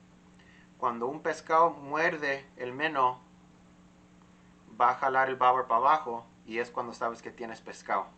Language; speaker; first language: Spanish; early bilingual, heritage; Spanish